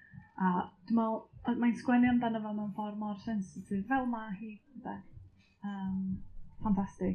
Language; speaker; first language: Welsh; native; Welsh